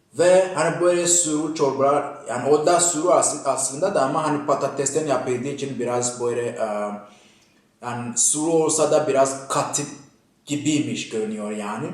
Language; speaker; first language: Turkish; non-native, fluent; Kinyarwanda